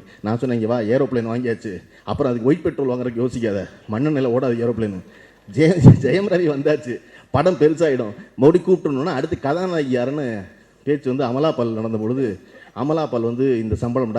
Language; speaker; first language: Tamil; native; Tamil